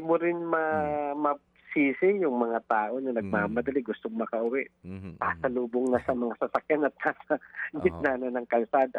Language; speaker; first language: Filipino; native; Filipino